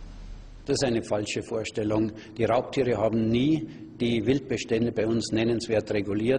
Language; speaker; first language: German; native; German